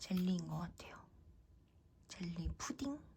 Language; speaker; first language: Korean; native; Korean